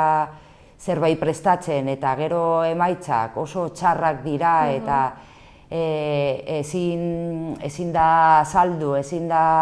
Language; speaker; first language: Basque; non-native, local second language; Spanish